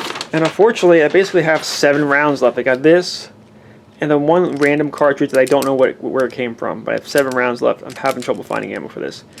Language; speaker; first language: English; native; English